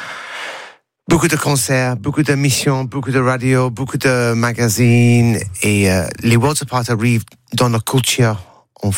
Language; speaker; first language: French; non-native, learner; English